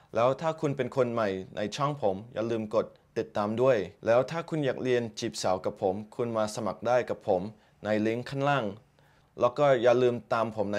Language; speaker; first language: Thai; non-native, fluent; English